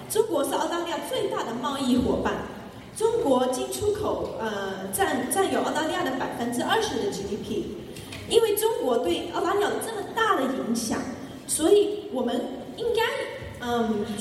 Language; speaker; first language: Chinese; non-native, fluent; English